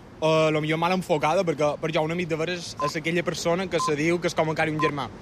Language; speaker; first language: Catalan; native; Catalan